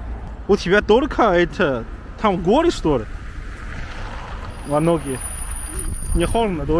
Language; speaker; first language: Russian; non-native, learner; Chinese